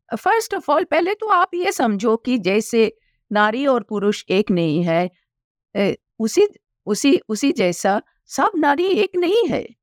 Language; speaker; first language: Hindi; non-native, local second language; Bangla